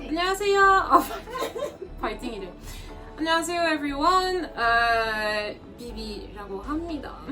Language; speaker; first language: Korean; non-native, fluent; French